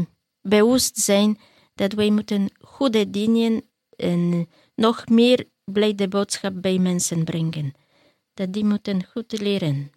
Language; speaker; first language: Dutch; non-native, learner; Polish